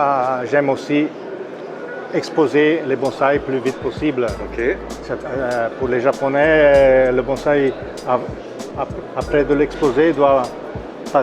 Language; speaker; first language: French; non-native, local second language; Italian